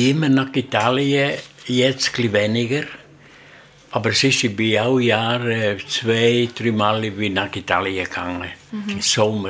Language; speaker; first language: German; non-native, learner; Italian